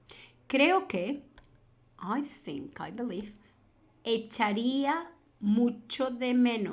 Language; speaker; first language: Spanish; non-native, fluent; English